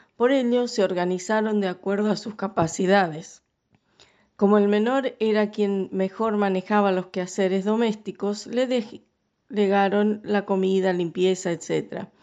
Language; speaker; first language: Spanish; non-native, fluent; English